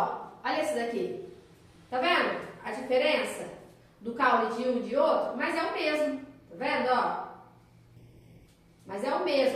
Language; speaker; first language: Portuguese; native; Portuguese